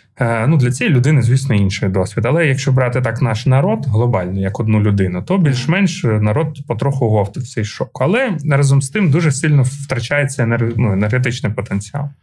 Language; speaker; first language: Ukrainian; non-native, local second language; Russian